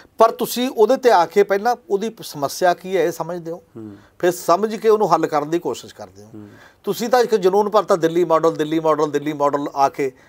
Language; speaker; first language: Punjabi; native; Punjabi